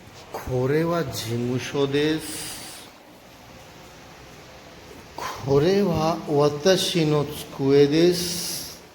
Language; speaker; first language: Japanese; non-native, fluent; Urdu